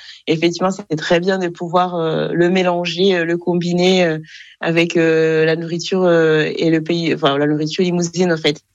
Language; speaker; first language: French; non-native, local second language; Kinyarwanda